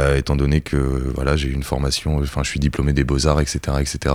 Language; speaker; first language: French; native; French